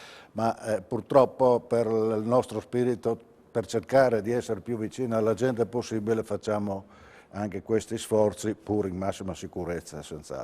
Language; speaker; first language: Italian; native; Italian